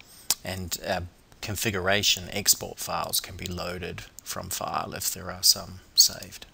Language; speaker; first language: English; native; English